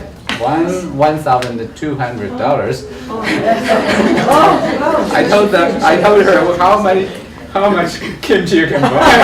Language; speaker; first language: English; non-native, learner; Chinese